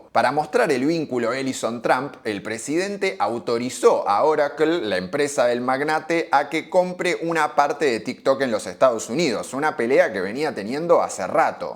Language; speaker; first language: Spanish; native; Spanish